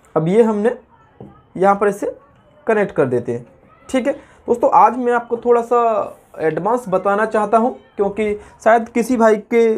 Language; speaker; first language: Hindi; native; Hindi